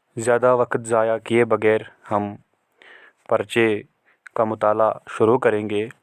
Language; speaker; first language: Urdu; non-native, local second language; Kashmiri